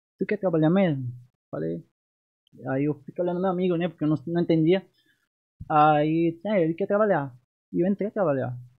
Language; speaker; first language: Portuguese; non-native, fluent; Spanish